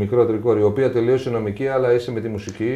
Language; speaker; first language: Greek; native; Greek